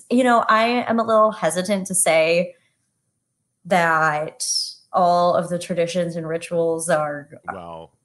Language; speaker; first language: English; native; English